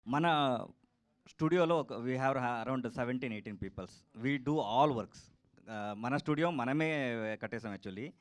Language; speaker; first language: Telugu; non-native, learner; Kannada